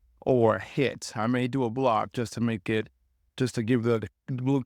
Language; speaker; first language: English; native; English